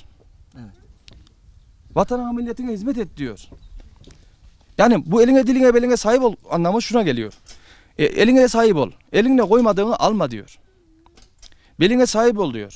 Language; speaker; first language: Turkish; native; Turkish